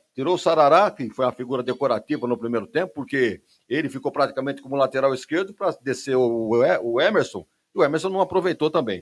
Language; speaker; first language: Portuguese; native; Portuguese